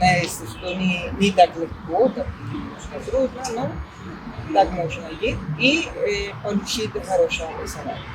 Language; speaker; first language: Russian; non-native, fluent; Spanish